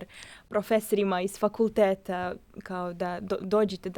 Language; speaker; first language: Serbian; non-native, fluent; Russian